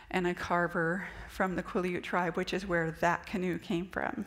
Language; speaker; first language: English; native; English